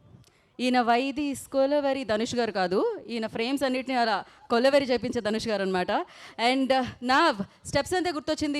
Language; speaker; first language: Telugu; native; Telugu